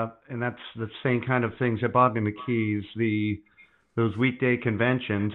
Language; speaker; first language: English; native; English